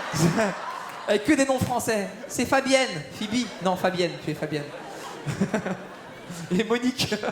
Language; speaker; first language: French; native; French